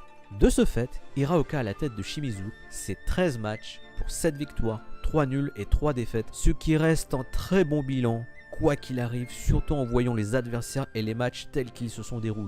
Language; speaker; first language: French; native; French